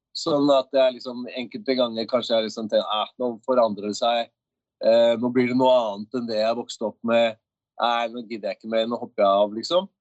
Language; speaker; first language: Norwegian; native; Norwegian